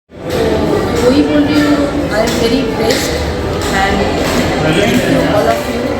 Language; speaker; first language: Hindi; non-native, local second language; Bangla